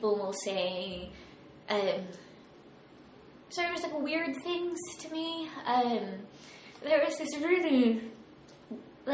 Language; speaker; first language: English; native; English